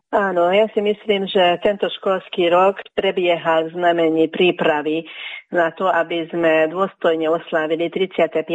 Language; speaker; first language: Slovak; early bilingual, heritage; Hungarian